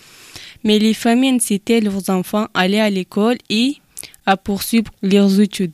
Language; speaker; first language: French; non-native, learner; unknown